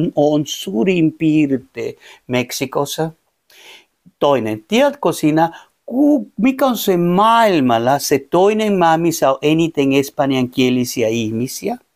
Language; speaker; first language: Finnish; non-native, fluent; Spanish